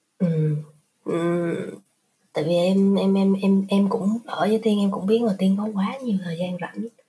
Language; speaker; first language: Vietnamese; native; Vietnamese